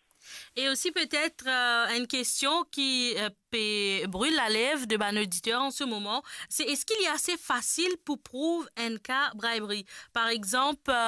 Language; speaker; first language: French; non-native, local second language; Morisyen